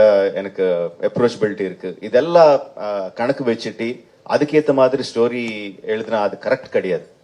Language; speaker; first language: Tamil; non-native, fluent; Telugu